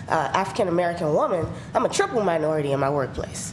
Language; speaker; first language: English; native; English